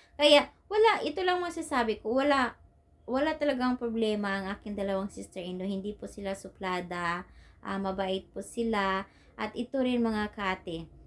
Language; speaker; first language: Filipino; non-native, local second language; Cebuano